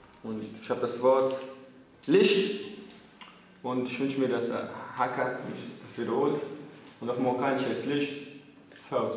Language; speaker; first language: German; early bilingual, other home language; Arabic